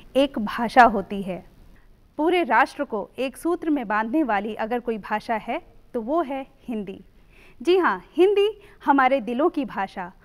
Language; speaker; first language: Hindi; native; Hindi